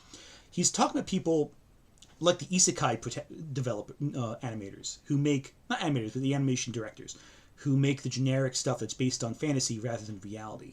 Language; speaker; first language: English; native; English